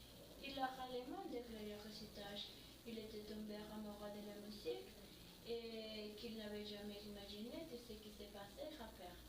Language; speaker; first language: French; non-native, learner; Spanish